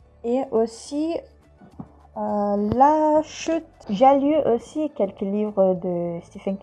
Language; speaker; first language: French; non-native, fluent; Portuguese